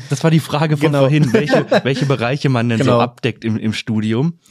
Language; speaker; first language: German; native; German